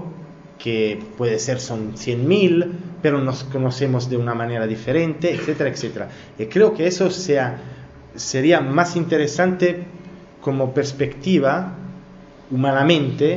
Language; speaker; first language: Spanish; non-native, learner; Italian